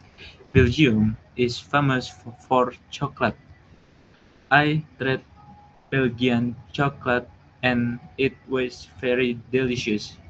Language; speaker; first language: English; non-native, learner; Indonesian